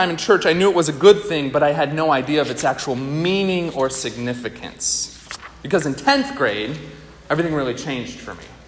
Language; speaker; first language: English; native; English